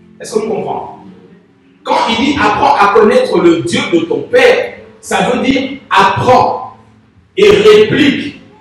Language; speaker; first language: French; non-native, local second language; Lingala